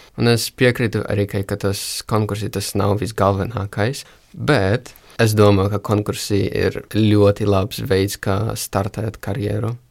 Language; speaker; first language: Latvian; early bilingual, other home language; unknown